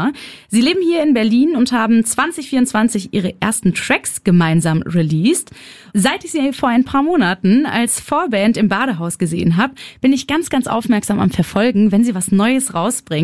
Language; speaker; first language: German; native; German